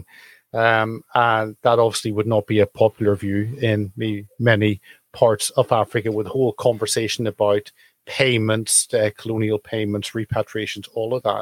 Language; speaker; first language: English; native; English